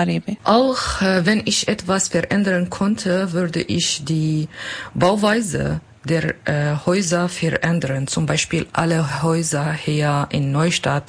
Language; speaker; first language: German; non-native, learner; Kurdish